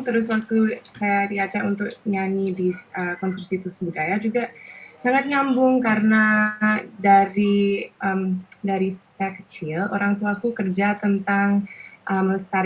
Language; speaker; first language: Indonesian; non-native, local second language; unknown